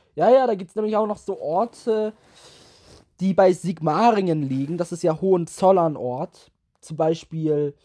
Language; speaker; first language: German; native; German